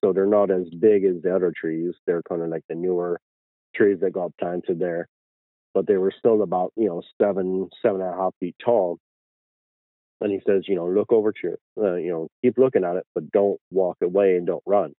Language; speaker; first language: English; native; English